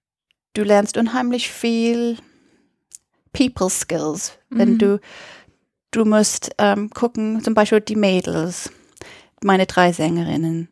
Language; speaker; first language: German; non-native, fluent; English